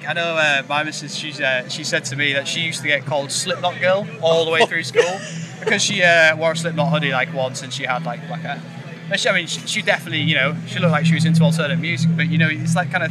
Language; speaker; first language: English; native; English